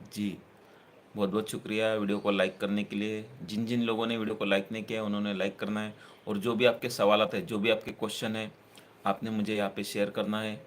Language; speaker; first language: Hindi; non-native, local second language; Marathi